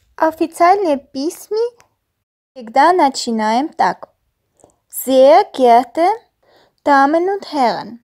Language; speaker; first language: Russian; non-native, fluent; Armenian